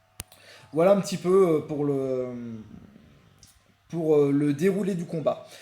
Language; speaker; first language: French; native; French